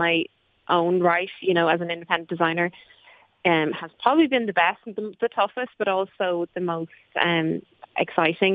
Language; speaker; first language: English; native; English